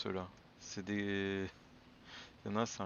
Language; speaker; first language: French; native; French